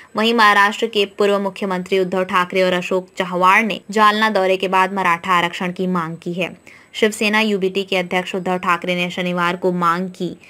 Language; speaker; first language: Hindi; non-native, local second language; Marathi